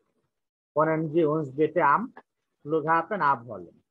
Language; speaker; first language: German; non-native, fluent; Bangla